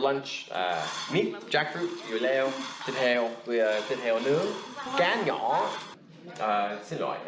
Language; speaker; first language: Vietnamese; non-native, learner; English